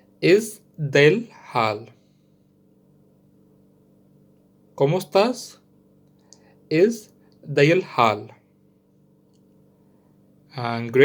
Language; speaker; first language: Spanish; non-native, learner; Sindhi